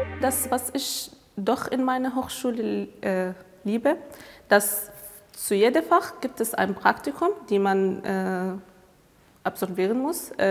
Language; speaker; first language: German; non-native, fluent; Arabic